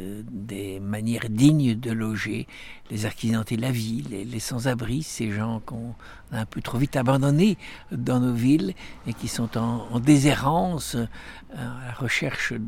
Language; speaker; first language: French; native; French